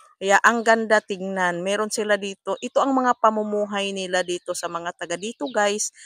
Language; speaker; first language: Filipino; non-native, local second language; Cebuano